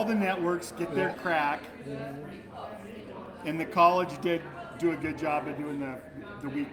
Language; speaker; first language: English; native; English